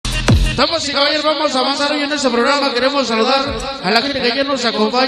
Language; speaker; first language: Spanish; native; Spanish